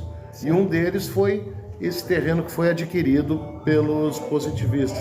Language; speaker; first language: Portuguese; native; Portuguese